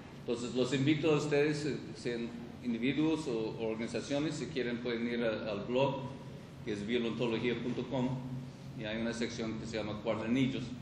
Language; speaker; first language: Spanish; non-native, fluent; English